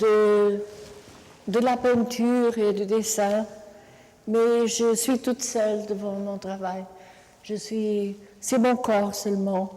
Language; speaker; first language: French; non-native, fluent; Portuguese